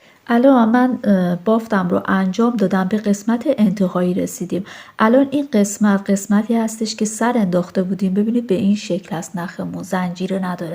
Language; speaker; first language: Persian; native; Persian